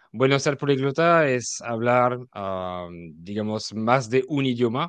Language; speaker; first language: Spanish; non-native, fluent; French